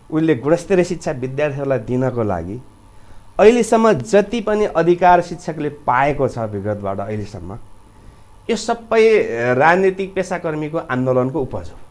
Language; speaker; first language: Nepali; native; Nepali